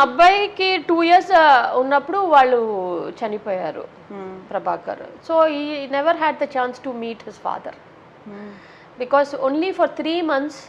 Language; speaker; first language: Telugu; non-native, learner; Tamil